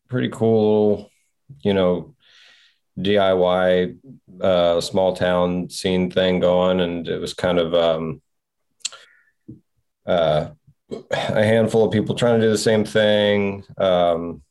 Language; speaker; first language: English; native; English